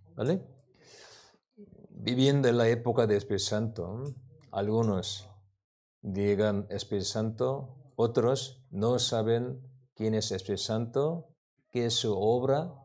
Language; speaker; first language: Spanish; non-native, learner; Korean